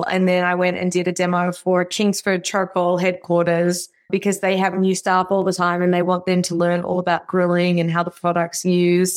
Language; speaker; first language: English; native; English